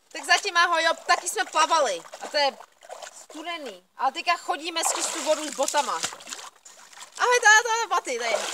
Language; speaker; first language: Czech; early bilingual, heritage; Czech